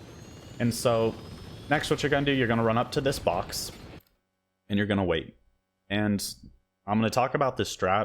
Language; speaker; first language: English; native; English